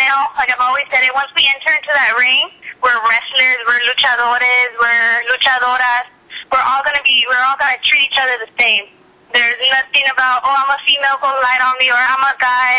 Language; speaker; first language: English; native; English